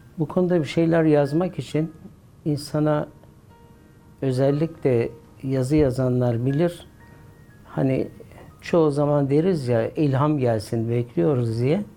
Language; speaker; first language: Turkish; native; Turkish